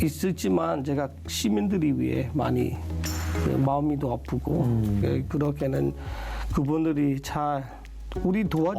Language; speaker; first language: Korean; non-native, learner; S'gaw Karen